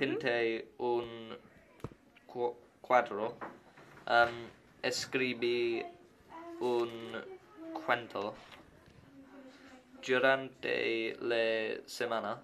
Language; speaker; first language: Spanish; non-native, learner; English